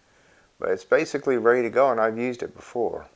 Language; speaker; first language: English; native; English